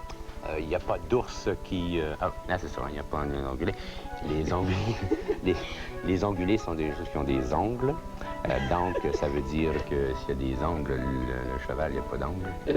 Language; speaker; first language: French; native; French